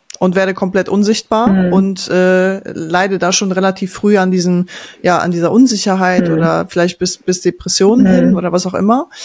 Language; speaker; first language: German; early bilingual, other home language; Polish